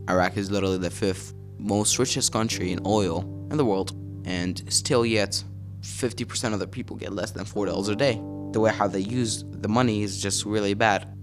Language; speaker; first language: English; early bilingual, other home language; Arabic